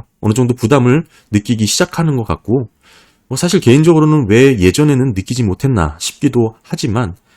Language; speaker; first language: Korean; native; Korean